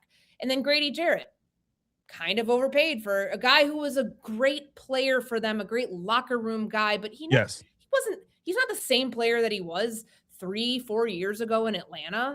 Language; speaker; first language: English; native; English